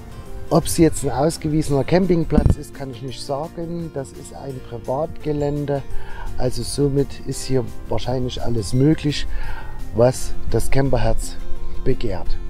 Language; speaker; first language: German; native; German